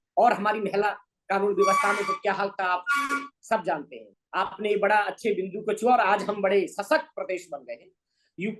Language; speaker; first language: Hindi; native; Hindi